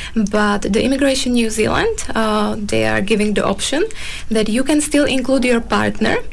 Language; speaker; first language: English; non-native, fluent; Slovak